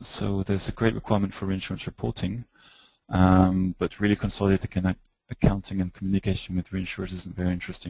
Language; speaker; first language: English; native; English